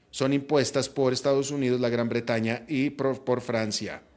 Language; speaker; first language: Spanish; native; Spanish